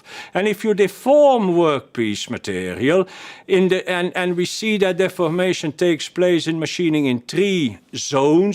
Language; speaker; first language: English; non-native, fluent; Dutch